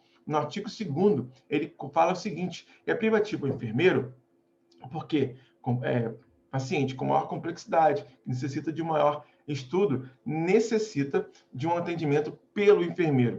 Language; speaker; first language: Portuguese; native; Portuguese